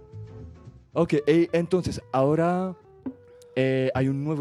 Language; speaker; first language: Spanish; non-native, fluent; French